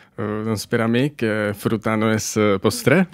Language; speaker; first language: Catalan; non-native, learner; Czech